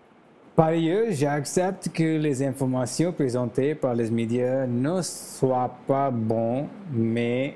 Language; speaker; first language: French; non-native, learner; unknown